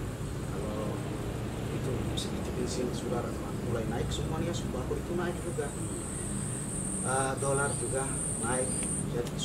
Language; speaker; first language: Indonesian; non-native, fluent; Arabic